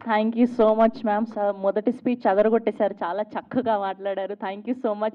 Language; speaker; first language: Telugu; native; Telugu